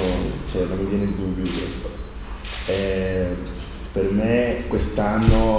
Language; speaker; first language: Italian; non-native, learner; Spanish